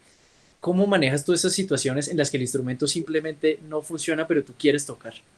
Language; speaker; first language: Spanish; native; Spanish